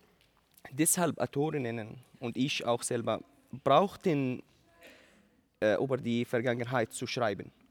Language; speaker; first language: German; non-native, learner; Arabic